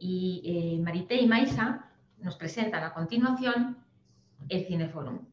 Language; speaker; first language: Spanish; native; Spanish